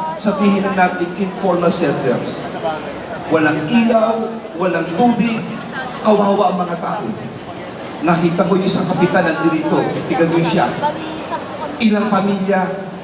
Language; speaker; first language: Filipino; native; Filipino